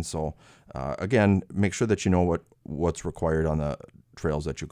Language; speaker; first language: English; native; English